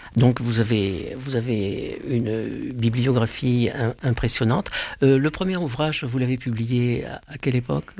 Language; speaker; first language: French; native; French